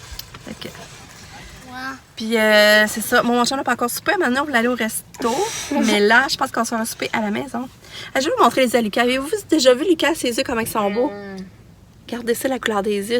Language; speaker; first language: French; native; French